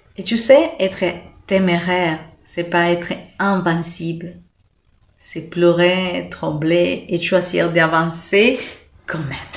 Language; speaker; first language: French; non-native, fluent; Spanish